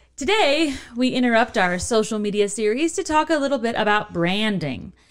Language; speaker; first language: English; native; English